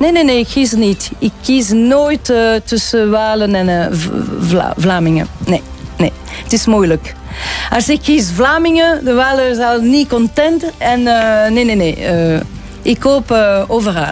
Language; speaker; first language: Dutch; non-native, local second language; French